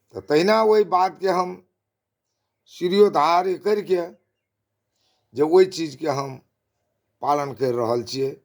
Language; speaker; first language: Maithili; non-native, local second language; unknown